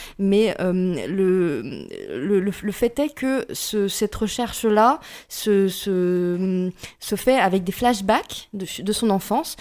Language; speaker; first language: French; early bilingual, other home language; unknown